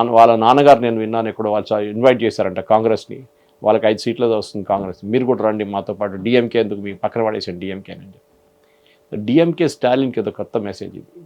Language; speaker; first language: Telugu; non-native, fluent; Malayalam